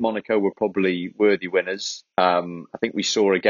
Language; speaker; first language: English; native; English